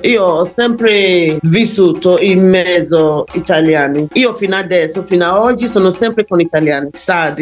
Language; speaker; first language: Italian; non-native, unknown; English